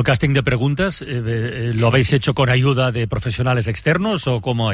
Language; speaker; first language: Spanish; native; Spanish